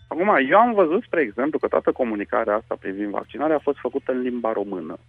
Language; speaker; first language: Romanian; non-native, local second language; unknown